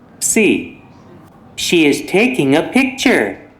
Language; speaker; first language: English; non-native, fluent; Korean